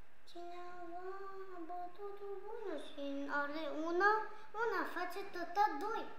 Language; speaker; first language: Romanian; non-native, learner; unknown